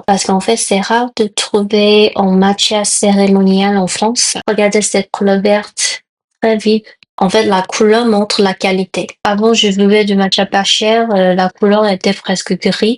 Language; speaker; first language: French; non-native, fluent; Korean